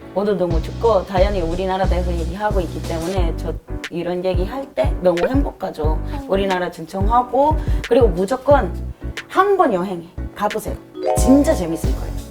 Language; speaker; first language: Korean; non-native, fluent; Spanish